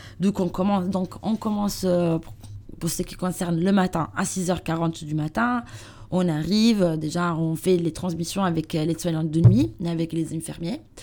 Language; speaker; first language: French; non-native, learner; Italian